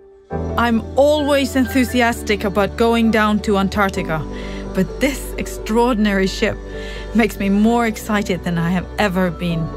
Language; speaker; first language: English; non-native, fluent; Norwegian